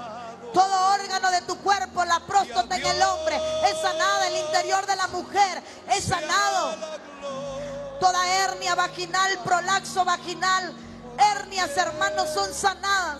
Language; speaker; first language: Spanish; native; Spanish